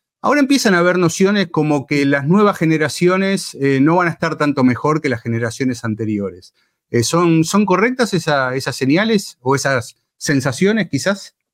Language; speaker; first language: Spanish; native; Spanish